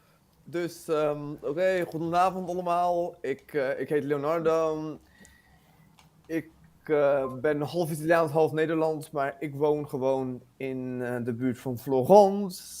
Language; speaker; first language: Dutch; early bilingual, heritage; Dutch